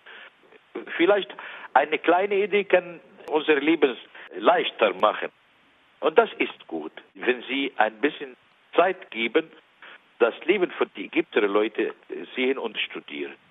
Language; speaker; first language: German; non-native, learner; Arabic